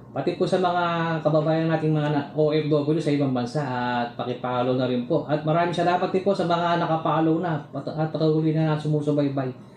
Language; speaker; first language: Filipino; native; Filipino